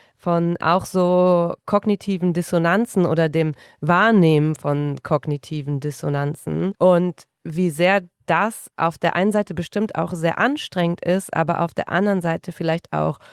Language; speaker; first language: German; native; German